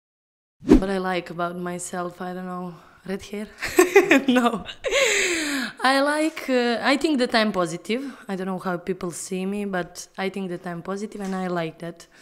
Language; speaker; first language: English; non-native, fluent; Serbian